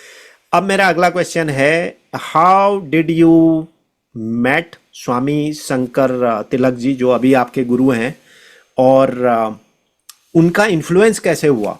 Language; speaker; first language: Hindi; native; Hindi